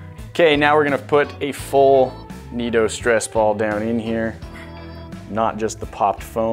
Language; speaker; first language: English; native; English